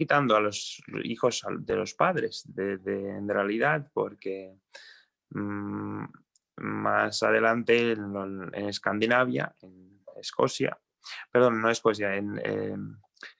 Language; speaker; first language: Spanish; non-native, fluent; Croatian